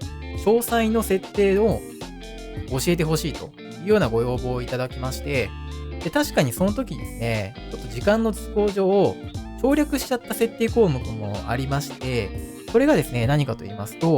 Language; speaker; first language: Japanese; native; Japanese